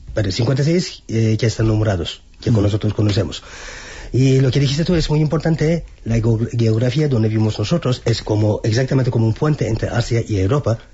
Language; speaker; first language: Spanish; non-native, fluent; Turkish